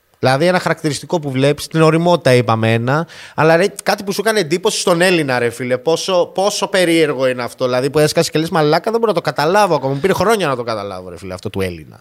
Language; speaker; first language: Greek; native; Greek